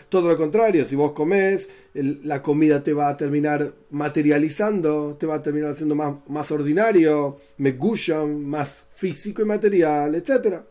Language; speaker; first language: Spanish; native; Spanish